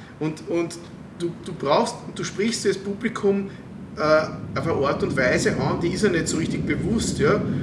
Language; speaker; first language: German; native; German